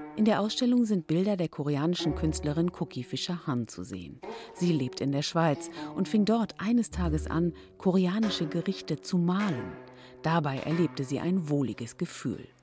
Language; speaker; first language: German; native; German